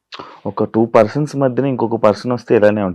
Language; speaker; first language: Telugu; native; Telugu